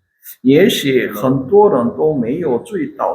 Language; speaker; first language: Chinese; non-native, fluent; Korean